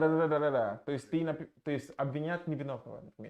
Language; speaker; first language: Russian; non-native, fluent; English